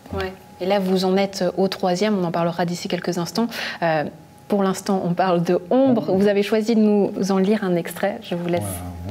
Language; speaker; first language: French; native; French